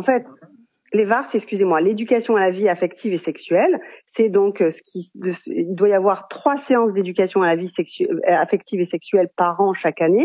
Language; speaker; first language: French; native; French